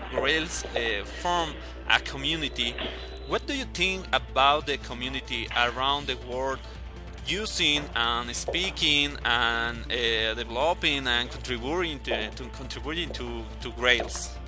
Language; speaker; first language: English; non-native, learner; Spanish